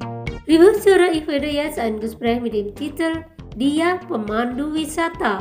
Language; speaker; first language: German; non-native, fluent; Indonesian